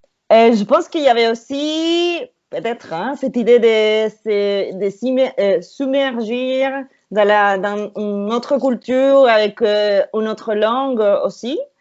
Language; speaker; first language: French; non-native, fluent; Spanish